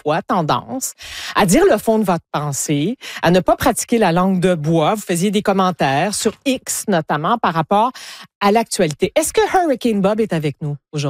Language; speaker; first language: French; native; French